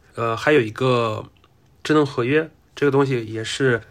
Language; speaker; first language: Chinese; non-native, fluent; Russian